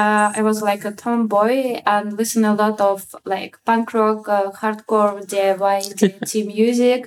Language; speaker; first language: English; non-native, learner; Russian